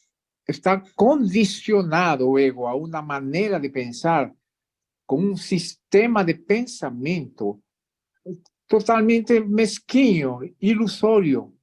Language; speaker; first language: Portuguese; non-native, fluent; Spanish